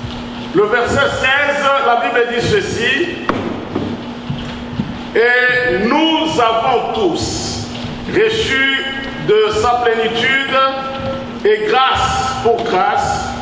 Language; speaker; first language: French; non-native, local second language; Lingala